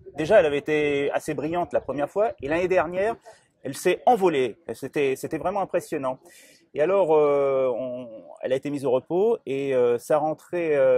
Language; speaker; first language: French; native; French